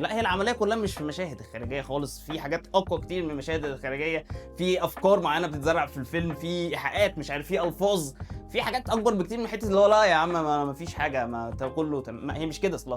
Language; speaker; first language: Arabic; native; Arabic